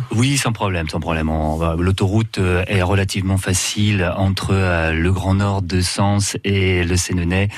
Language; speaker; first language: French; native; French